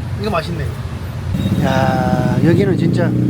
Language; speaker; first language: Korean; native; Korean